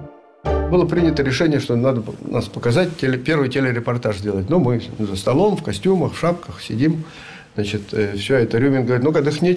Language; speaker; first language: Russian; native; Russian